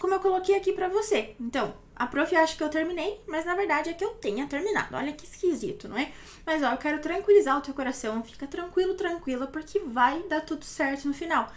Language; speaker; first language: Portuguese; native; Portuguese